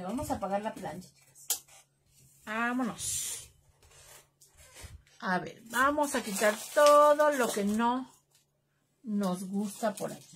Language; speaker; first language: Spanish; native; Spanish